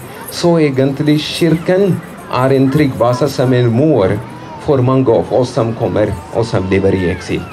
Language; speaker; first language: Norwegian; non-native, fluent; Amharic